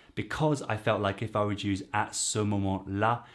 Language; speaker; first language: English; native; English